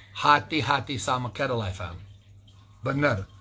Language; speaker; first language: Indonesian; non-native, learner; English